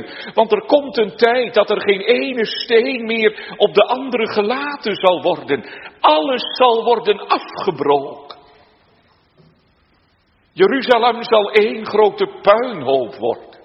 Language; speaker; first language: Dutch; native; Dutch